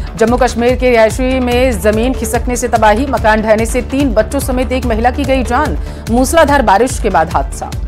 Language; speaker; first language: Hindi; native; Hindi